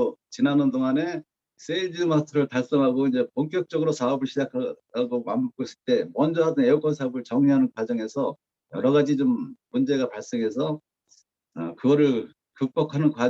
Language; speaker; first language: Korean; native; Korean